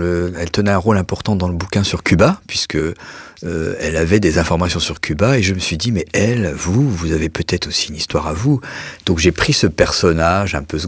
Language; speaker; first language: French; native; French